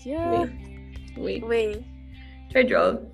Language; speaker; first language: French; non-native, learner; English